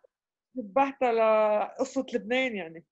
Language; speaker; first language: Arabic; native; Arabic